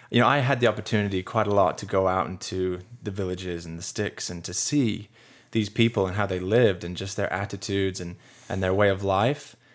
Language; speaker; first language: English; native; English